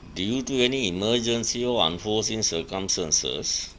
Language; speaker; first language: English; non-native, local second language; Sinhala